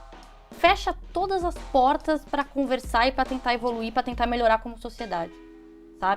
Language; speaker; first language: Portuguese; native; Portuguese